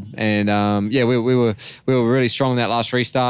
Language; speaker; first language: English; native; English